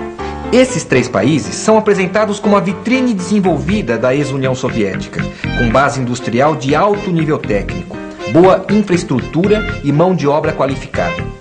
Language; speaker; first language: Portuguese; native; Portuguese